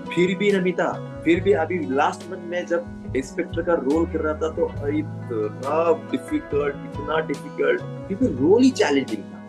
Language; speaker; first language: Hindi; non-native, local second language; Marathi